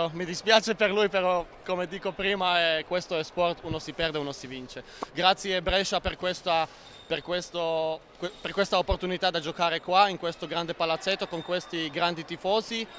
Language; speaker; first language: Italian; non-native, learner; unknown